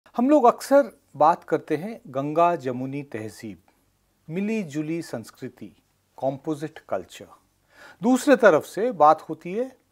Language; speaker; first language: Hindi; non-native, local second language; Bangla